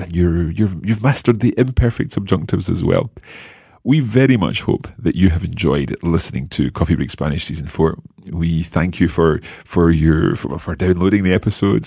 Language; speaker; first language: English; native; English